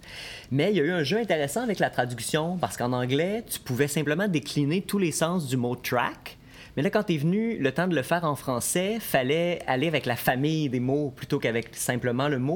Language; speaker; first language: French; native; French